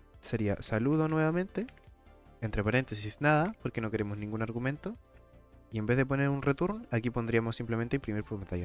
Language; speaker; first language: Spanish; native; Spanish